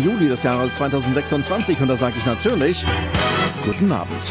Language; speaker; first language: German; native; German